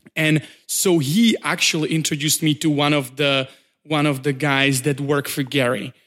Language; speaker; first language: English; non-native, fluent; Czech